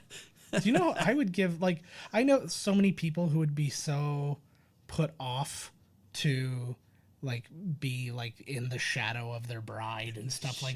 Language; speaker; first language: English; native; English